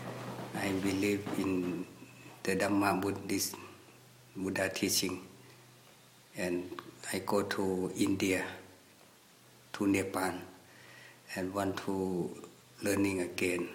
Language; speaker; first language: English; non-native, learner; Thai